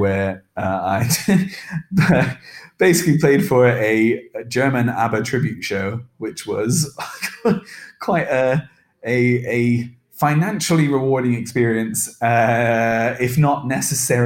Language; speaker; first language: English; native; English